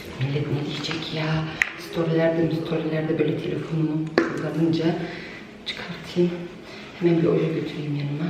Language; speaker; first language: Turkish; early bilingual, heritage; Turkish